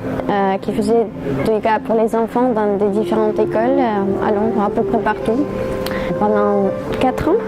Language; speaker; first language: French; non-native, fluent; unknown